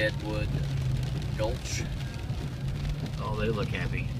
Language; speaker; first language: English; native; English